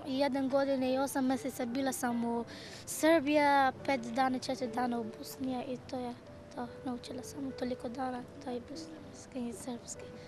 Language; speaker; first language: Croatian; non-native, learner; Persian